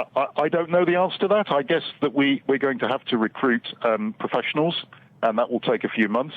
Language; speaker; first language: English; native; English